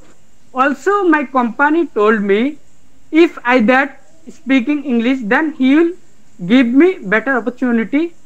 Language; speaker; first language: English; non-native, learner; Bangla